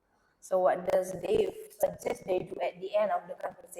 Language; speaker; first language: English; non-native, local second language; Indonesian